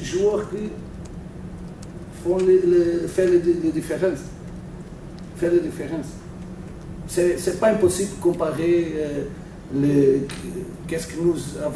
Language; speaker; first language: French; non-native, learner; Portuguese